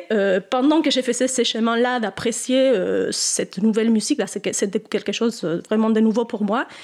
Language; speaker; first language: French; non-native, fluent; Spanish